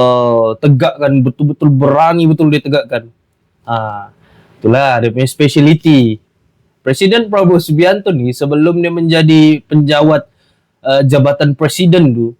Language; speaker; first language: Malay; native; Malay